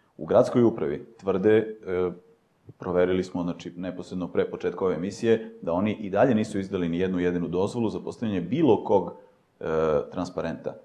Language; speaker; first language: Serbian; native; Serbian